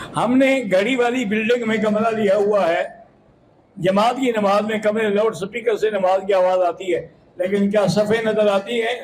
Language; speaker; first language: Urdu; native; Urdu